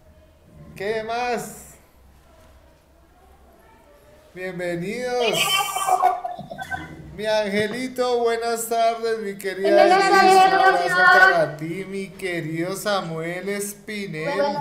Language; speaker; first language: Spanish; native; Spanish